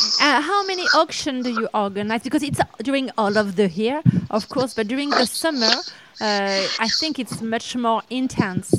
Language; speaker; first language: English; non-native, learner; French